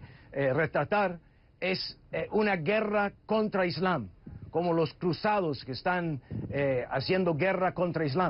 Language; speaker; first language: Spanish; non-native, fluent; English